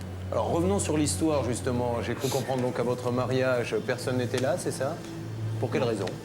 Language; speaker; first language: French; native; French